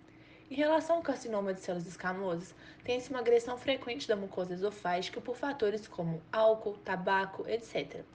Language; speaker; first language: Portuguese; native; Portuguese